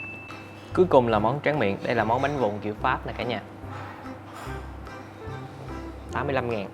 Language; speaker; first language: Vietnamese; native; Vietnamese